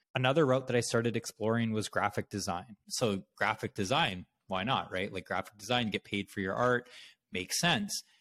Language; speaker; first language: English; native; English